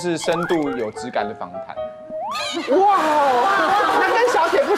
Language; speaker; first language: Chinese; native; Chinese